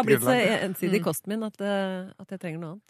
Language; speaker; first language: Norwegian; native; Norwegian